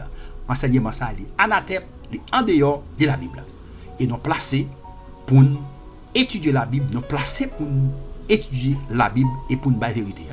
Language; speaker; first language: French; non-native, local second language; Haitian Creole